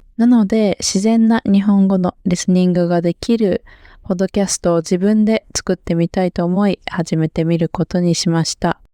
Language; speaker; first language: Japanese; native; Japanese